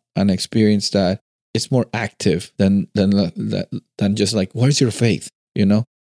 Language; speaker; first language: English; non-native, fluent; Spanish